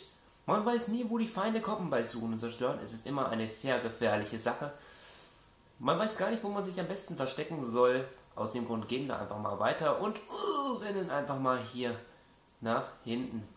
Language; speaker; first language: German; native; German